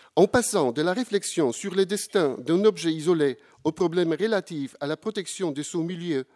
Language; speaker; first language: French; non-native, fluent; Polish